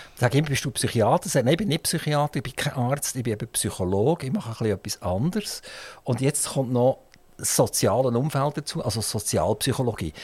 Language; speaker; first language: German; native; German